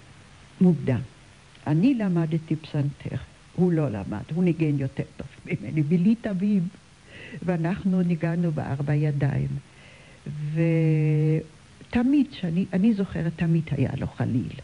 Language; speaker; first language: Hebrew; non-native, fluent; German